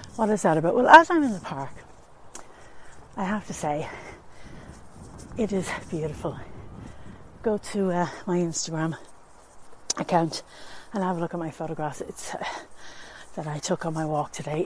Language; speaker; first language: English; native; English